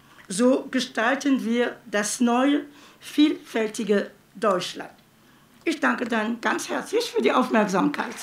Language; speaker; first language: German; non-native, fluent; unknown